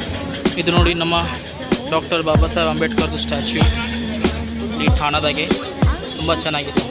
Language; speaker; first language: Kannada; early bilingual, heritage; Kannada